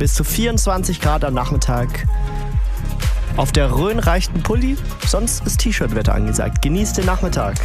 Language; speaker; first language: German; native; German